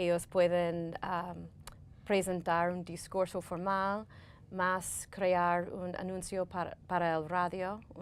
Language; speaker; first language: Spanish; non-native, fluent; English